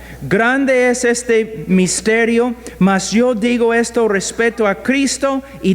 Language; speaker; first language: Spanish; non-native, fluent; English